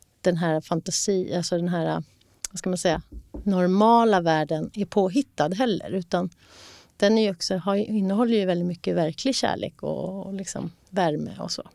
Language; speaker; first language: Swedish; native; Swedish